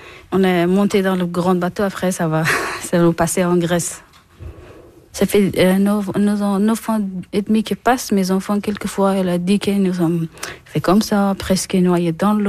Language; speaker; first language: French; non-native, learner; Persian